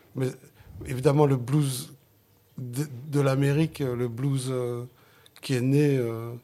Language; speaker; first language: French; non-native, fluent; Sicilian